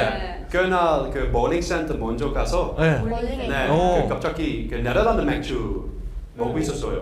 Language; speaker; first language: Korean; non-native, learner; Dutch